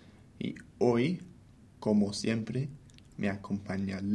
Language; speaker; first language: Spanish; non-native, fluent; English